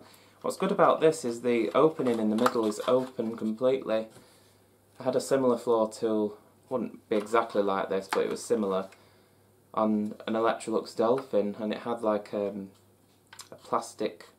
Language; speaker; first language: English; native; English